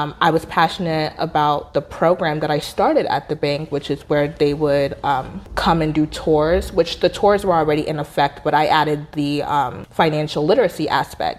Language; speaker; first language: English; native; English